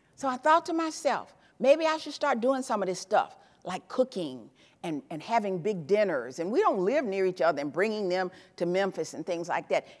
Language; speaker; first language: English; native; English